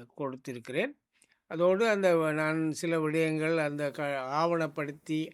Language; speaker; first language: Tamil; native; Tamil